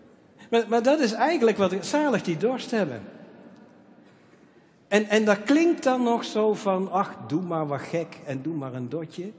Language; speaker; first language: Dutch; native; Dutch